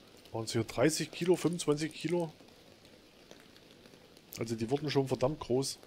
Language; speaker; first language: German; native; German